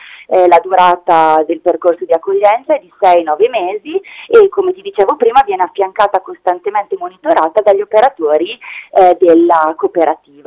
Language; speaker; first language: Italian; native; Italian